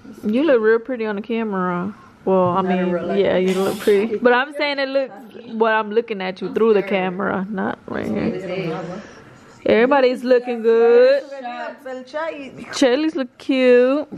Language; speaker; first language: English; native; English